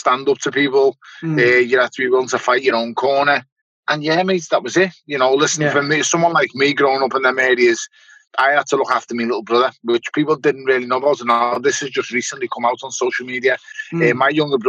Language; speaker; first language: English; native; English